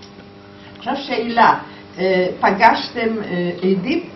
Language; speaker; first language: Hebrew; non-native, fluent; Polish